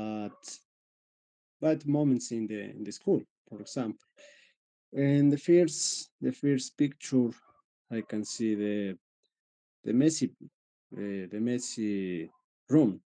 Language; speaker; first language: English; non-native, learner; Spanish